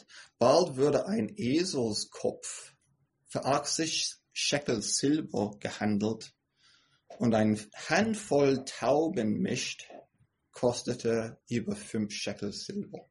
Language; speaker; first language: German; non-native, fluent; English